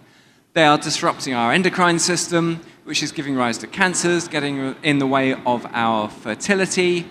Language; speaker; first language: English; native; English